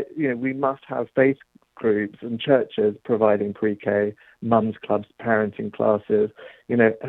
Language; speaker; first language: English; native; English